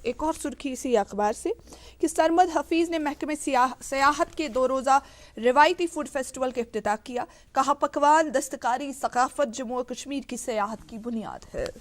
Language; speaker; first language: Hindi; non-native, local second language; Kashmiri